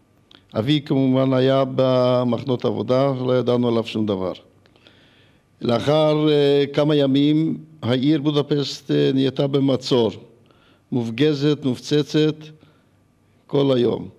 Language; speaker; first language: Hebrew; early bilingual, other home language; Hungarian